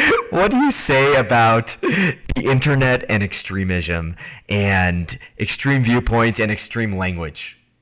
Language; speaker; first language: English; native; English